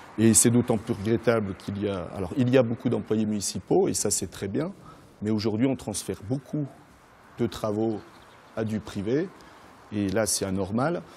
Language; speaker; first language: French; native; French